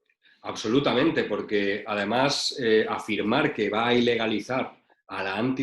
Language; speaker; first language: Spanish; native; Spanish